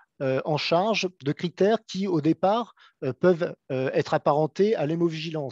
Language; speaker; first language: French; native; French